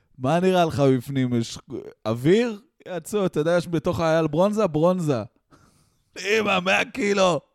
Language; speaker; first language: Hebrew; non-native, local second language; Arabic